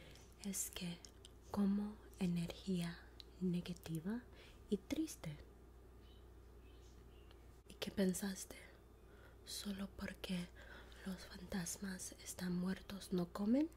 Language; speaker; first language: Spanish; non-native, learner; English